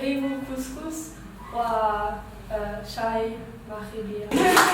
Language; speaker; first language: Arabic; non-native, learner; German